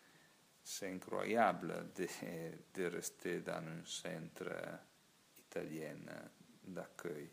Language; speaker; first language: French; non-native, learner; Italian